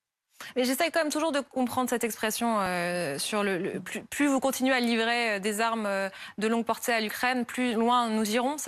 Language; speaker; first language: French; native; French